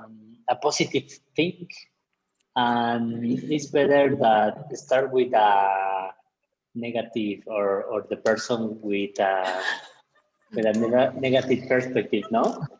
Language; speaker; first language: English; non-native, learner; Spanish